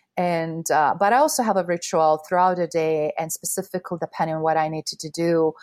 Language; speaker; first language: English; non-native, fluent; Bosnian